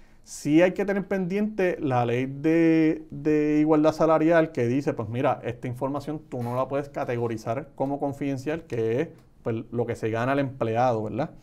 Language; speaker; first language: Spanish; native; Spanish